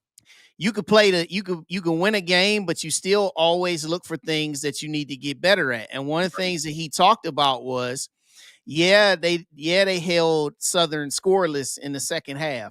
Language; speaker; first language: English; native; English